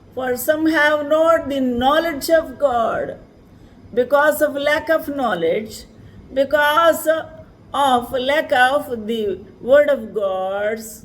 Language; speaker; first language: English; non-native, local second language; Telugu